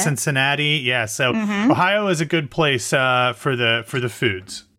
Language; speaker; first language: English; native; English